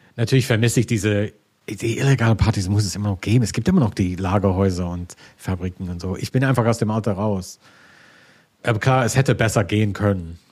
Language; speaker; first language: German; non-native, fluent; English